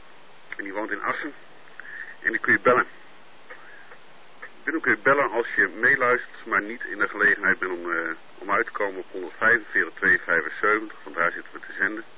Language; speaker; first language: Dutch; native; Dutch